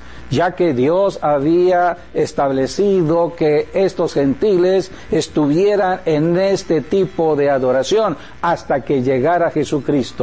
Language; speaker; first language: Spanish; native; Spanish